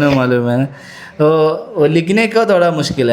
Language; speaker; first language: Hindi; non-native, local second language; Malayalam